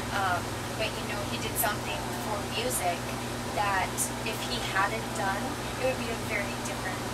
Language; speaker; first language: English; native; English